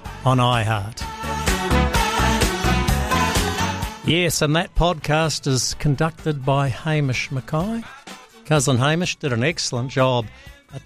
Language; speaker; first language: English; native; English